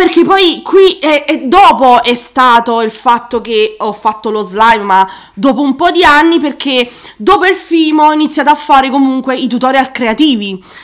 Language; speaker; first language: Italian; native; Italian